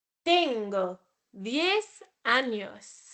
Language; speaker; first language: Spanish; non-native, fluent; Welsh